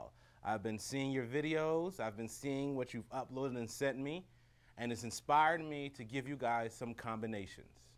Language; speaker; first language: English; native; English